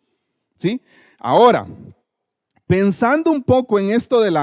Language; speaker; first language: Spanish; native; Spanish